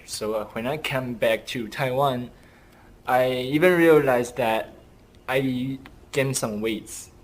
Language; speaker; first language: English; non-native, learner; Chinese